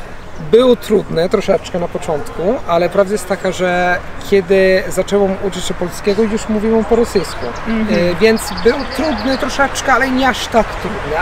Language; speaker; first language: Polish; non-native, fluent; Italian